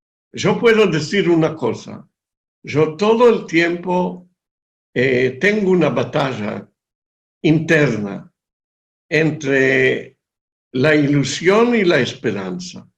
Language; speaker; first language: Spanish; non-native, fluent; Hebrew